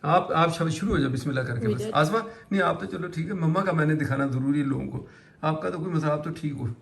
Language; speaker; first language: Urdu; non-native, local second language; Punjabi